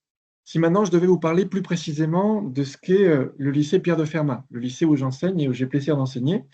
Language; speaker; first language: French; native; French